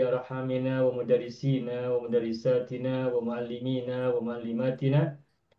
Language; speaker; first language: Arabic; non-native, fluent; Indonesian